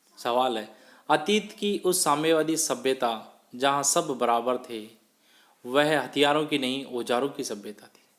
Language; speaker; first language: Hindi; native; Hindi